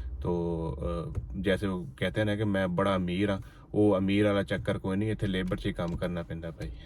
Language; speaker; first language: Urdu; non-native, local second language; Punjabi